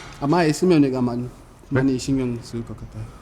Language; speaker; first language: Korean; non-native, fluent; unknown